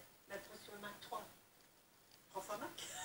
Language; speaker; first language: French; native; French